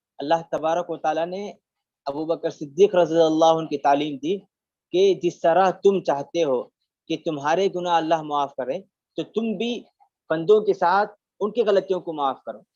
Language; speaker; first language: Urdu; native; Urdu